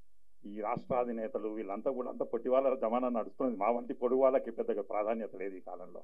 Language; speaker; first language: Telugu; native; Telugu